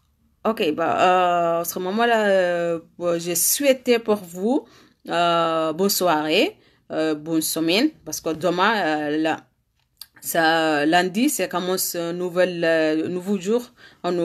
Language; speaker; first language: French; non-native, learner; Arabic